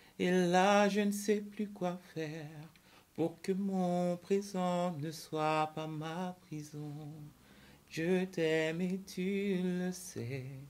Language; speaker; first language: French; early bilingual, other home language; Lingala